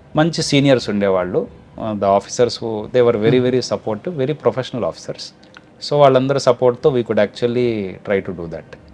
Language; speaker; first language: Telugu; native; Telugu